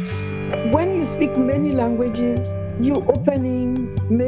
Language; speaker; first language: English; non-native, fluent; Akan